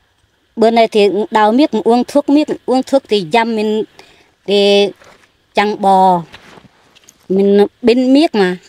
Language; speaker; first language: Vietnamese; non-native, local second language; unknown